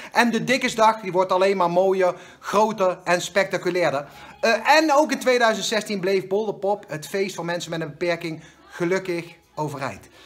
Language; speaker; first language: Dutch; native; Dutch